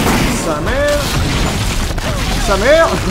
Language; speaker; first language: French; native; French